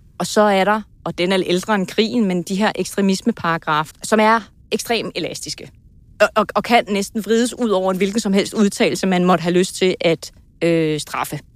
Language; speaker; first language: Danish; native; Danish